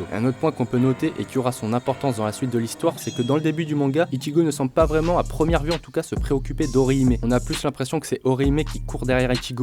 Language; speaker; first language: French; native; French